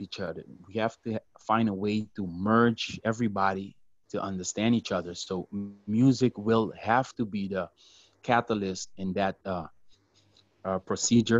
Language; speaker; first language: English; non-native, fluent; Papiamento